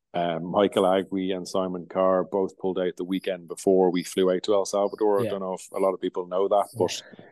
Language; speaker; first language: English; native; English